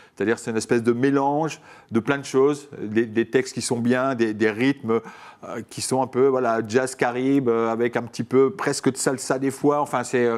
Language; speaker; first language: French; native; French